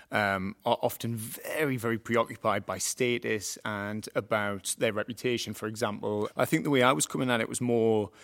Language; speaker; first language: English; native; English